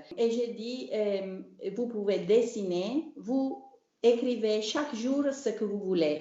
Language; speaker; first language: French; non-native, learner; Italian